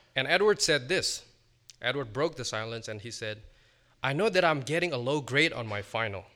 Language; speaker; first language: English; non-native, fluent; Indonesian